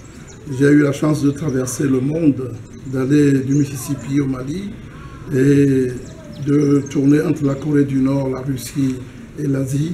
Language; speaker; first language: French; non-native, local second language; Ewe